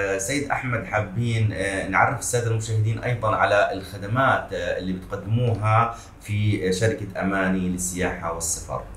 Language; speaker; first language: Arabic; native; Arabic